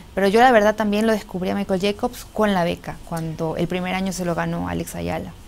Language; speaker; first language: Spanish; native; Spanish